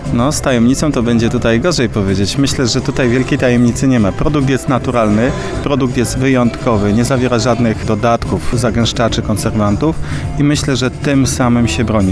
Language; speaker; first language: Polish; native; Polish